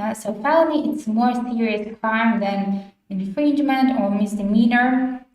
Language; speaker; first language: English; non-native, fluent; Ukrainian